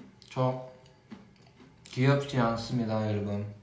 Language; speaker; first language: Korean; early bilingual, heritage; Korean